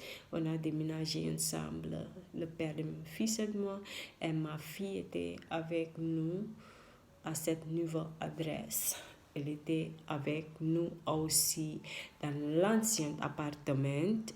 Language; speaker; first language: French; non-native, learner; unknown